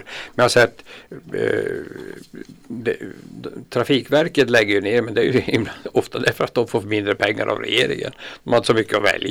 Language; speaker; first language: Swedish; native; Swedish